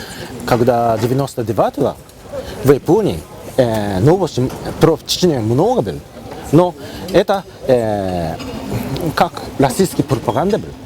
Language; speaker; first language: Russian; non-native, learner; Japanese